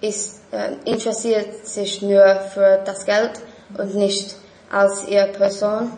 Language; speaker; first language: German; non-native, learner; English